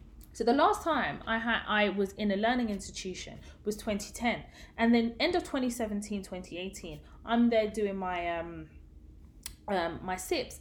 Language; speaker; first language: English; native; English